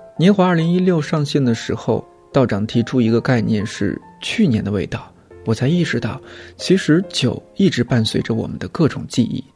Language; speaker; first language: Chinese; native; Chinese